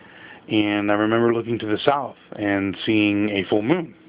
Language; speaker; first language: English; native; English